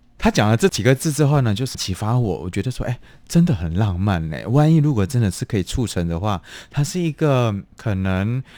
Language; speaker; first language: Chinese; non-native, fluent; Indonesian